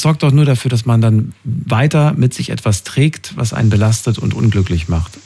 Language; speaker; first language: German; native; German